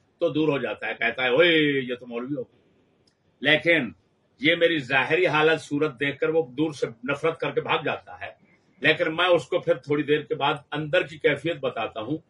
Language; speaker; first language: Urdu; non-native, local second language; Punjabi